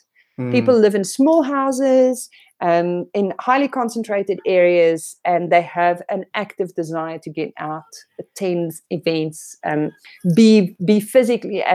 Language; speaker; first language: English; non-native, local second language; Afrikaans